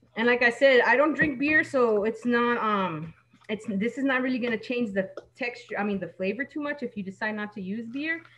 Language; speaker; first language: English; native; English